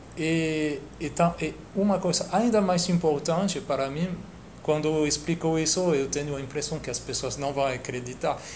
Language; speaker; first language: Portuguese; non-native, fluent; French